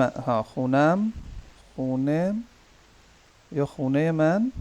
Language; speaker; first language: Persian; non-native, learner; Urdu